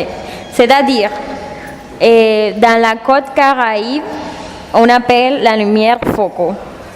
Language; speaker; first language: French; non-native, learner; Spanish